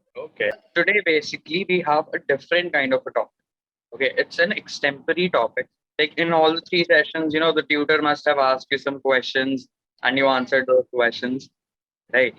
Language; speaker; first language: English; non-native, local second language; Hindi